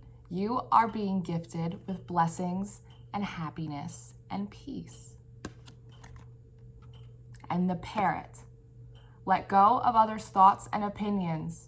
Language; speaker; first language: English; native; English